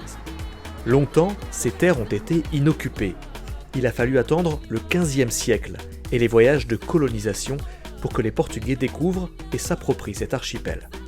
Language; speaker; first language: French; native; French